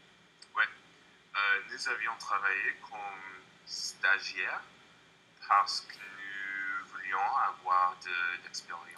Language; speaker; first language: French; non-native, learner; English